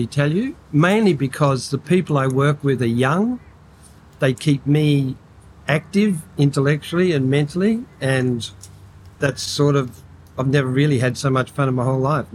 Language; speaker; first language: English; native; English